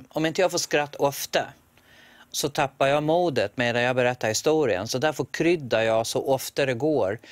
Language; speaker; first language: Swedish; native; Swedish